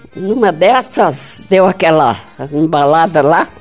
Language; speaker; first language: Portuguese; native; Portuguese